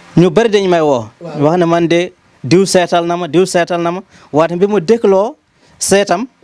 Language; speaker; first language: Wolof; non-native, local second language; Fula